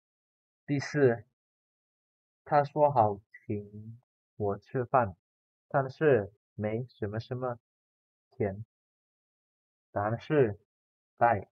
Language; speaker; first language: Chinese; non-native, fluent; Indonesian